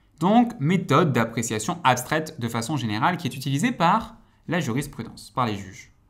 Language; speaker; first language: French; native; French